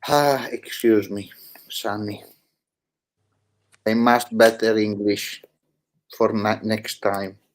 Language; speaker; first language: English; non-native, learner; Italian